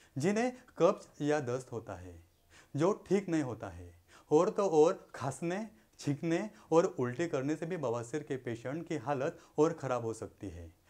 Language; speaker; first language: Hindi; non-native, local second language; Marathi